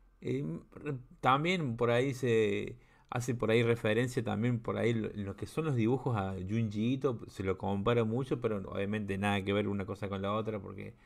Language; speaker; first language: Spanish; native; Spanish